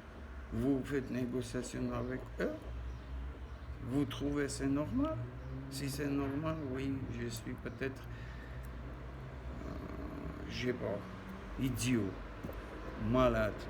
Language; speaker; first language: French; non-native, learner; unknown